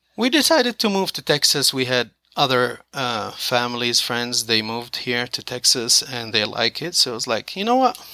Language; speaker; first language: English; non-native, fluent; Arabic